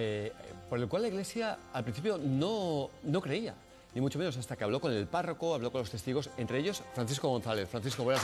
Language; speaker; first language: Spanish; native; Spanish